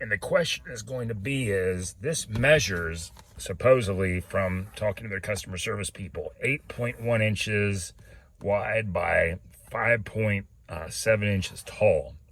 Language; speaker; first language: English; native; English